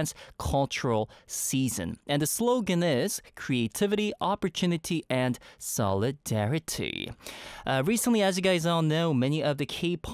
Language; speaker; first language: English; early bilingual, other home language; Korean